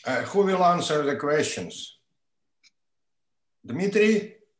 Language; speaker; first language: English; non-native, fluent; Russian